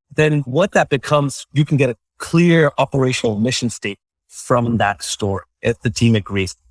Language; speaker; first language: English; non-native, local second language; Malayalam